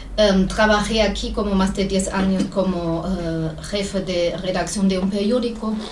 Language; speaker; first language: Spanish; non-native, fluent; German